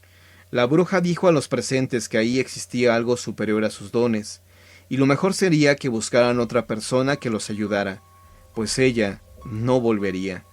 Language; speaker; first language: Spanish; native; Spanish